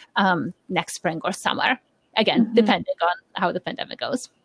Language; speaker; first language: English; non-native, fluent; Lithuanian